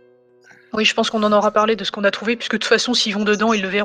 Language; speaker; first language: French; native; French